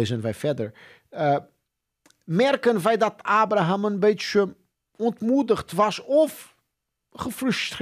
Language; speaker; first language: Dutch; non-native, fluent; Portuguese